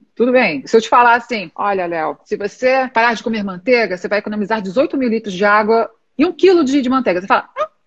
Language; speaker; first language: Portuguese; native; Portuguese